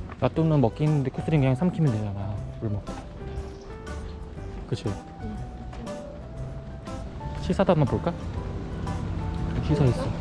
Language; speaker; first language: Korean; non-native, fluent; Japanese